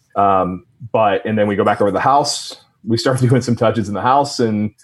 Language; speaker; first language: English; native; English